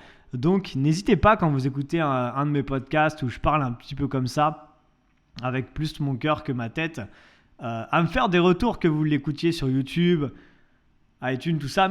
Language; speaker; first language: French; native; French